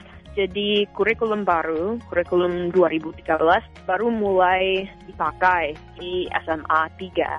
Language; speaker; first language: Indonesian; non-native, fluent; English